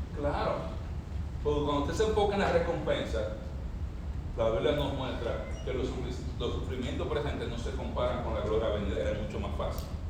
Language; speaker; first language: Spanish; native; Spanish